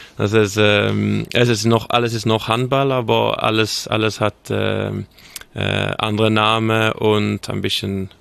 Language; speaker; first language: German; non-native, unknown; Swedish